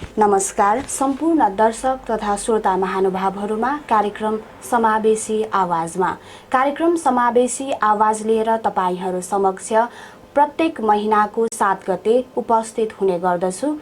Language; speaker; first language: Nepali; native; Nepali